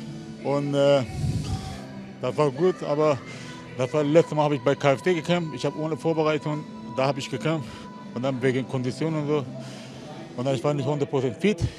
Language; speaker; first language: German; non-native, learner; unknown